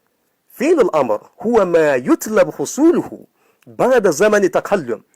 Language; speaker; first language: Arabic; non-native, fluent; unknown